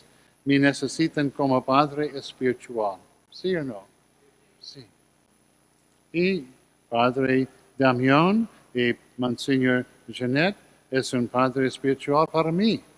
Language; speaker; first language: Spanish; non-native, learner; English